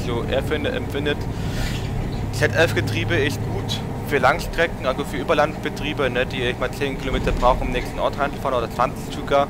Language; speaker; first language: German; native; German